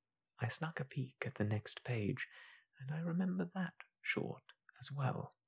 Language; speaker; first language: English; native; English